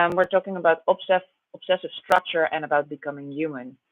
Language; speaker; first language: English; non-native, fluent; Dutch